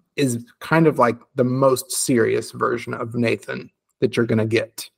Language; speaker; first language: English; native; English